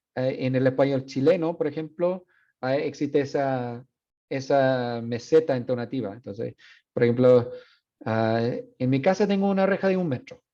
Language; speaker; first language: Spanish; non-native, fluent; English